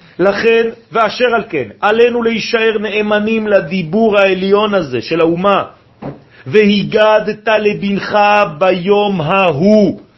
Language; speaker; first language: Hebrew; non-native, fluent; French